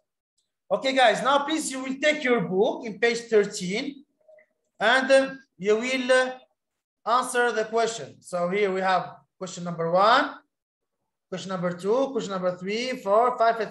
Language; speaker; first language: English; non-native, fluent; Arabic